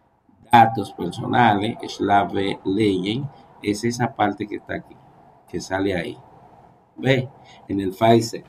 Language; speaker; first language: Spanish; native; Spanish